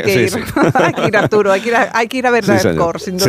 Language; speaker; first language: Spanish; native; Spanish